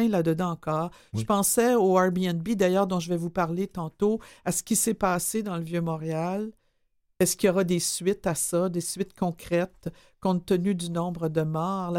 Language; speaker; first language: French; native; French